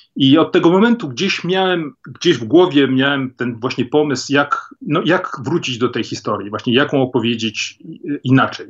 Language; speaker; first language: Polish; early bilingual, heritage; Polish